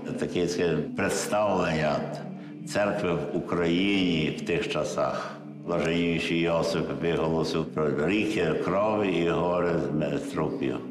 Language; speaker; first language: Ukrainian; early bilingual, heritage; Ukrainian